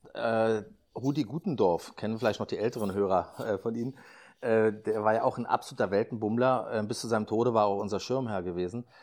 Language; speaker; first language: German; native; German